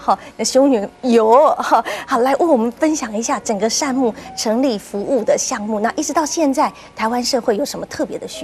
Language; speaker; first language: Chinese; native; Chinese